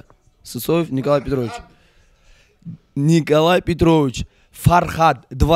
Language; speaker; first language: Russian; non-native, local second language; Uzbek